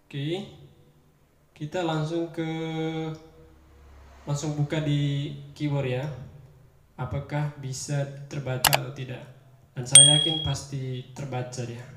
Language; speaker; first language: Indonesian; native; Indonesian